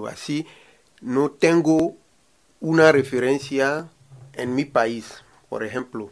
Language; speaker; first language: Spanish; non-native, learner; Ewe